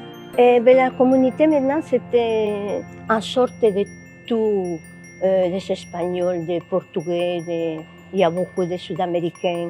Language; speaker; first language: French; non-native, fluent; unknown